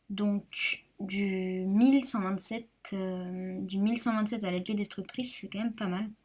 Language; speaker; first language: French; native; French